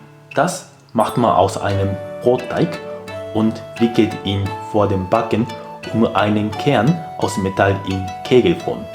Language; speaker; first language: German; non-native, fluent; Japanese